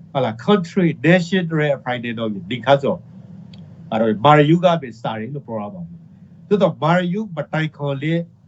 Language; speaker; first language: Burmese; native; Burmese